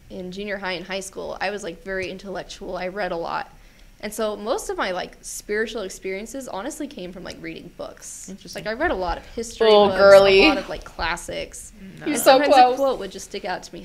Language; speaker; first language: English; native; English